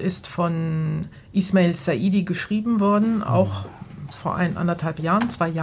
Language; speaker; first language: German; native; German